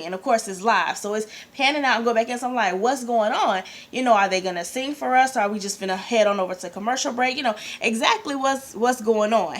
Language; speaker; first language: English; native; English